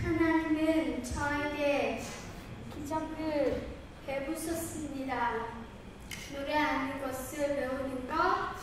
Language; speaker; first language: Korean; non-native, learner; Khmer